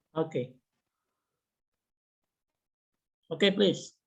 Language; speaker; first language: English; non-native, learner; Indonesian